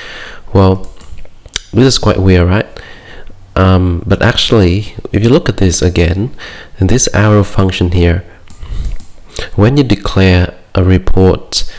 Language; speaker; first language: English; non-native, fluent; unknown